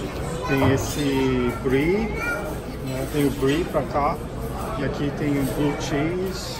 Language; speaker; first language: Portuguese; non-native, fluent; Japanese